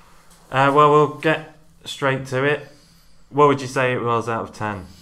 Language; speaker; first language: English; native; English